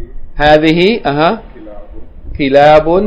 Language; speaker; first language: Arabic; non-native, fluent; English